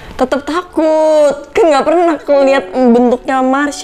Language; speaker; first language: Indonesian; native; Indonesian